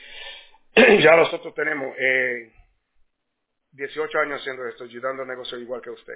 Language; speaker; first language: Spanish; early bilingual, heritage; Spanish